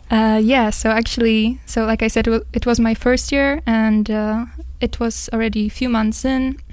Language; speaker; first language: English; non-native, fluent; Polish